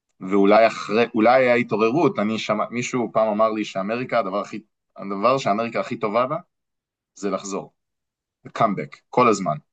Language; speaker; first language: Hebrew; non-native, fluent; English